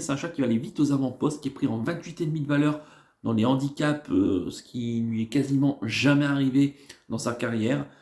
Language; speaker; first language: French; native; French